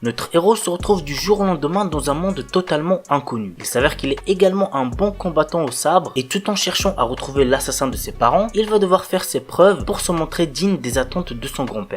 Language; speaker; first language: French; native; French